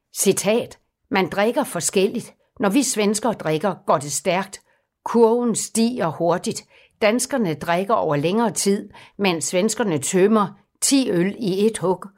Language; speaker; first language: Danish; native; Danish